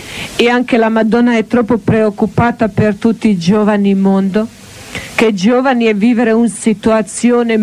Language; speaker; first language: Italian; non-native, learner; Croatian